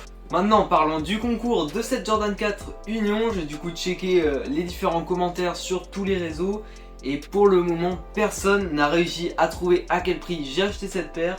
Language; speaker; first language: French; native; French